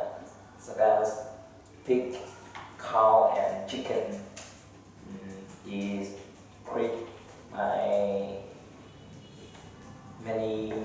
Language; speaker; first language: English; non-native, learner; Vietnamese